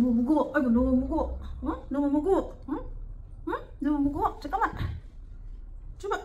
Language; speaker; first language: Korean; non-native, learner; Cebuano